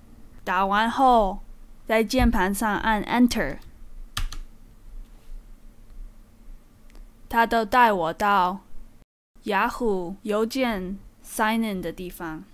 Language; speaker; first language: Chinese; early bilingual, heritage; Chinese